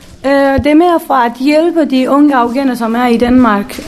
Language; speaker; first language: Danish; early bilingual, other home language; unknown